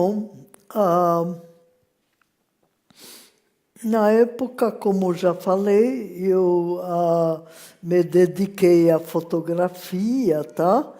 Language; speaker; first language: Portuguese; non-native, fluent; French